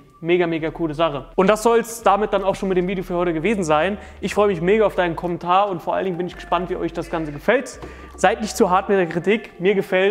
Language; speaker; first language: German; native; German